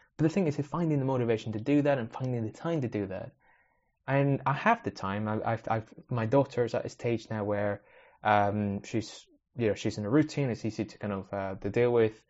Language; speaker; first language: English; early bilingual, other home language; Spanish